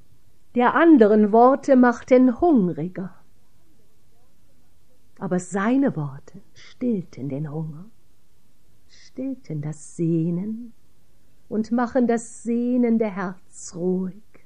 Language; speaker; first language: German; native; German